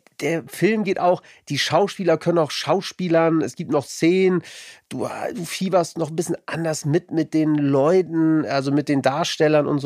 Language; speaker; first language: German; native; German